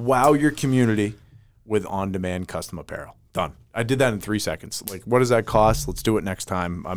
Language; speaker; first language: English; native; English